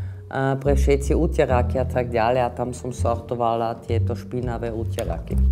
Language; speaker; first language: Slovak; non-native, fluent; German